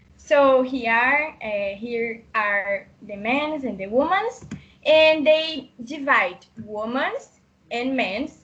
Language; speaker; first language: English; non-native, learner; Portuguese